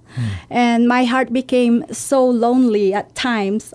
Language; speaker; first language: English; non-native, local second language; Filipino